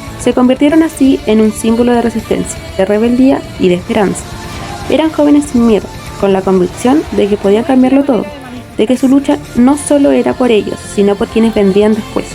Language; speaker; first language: Spanish; native; Spanish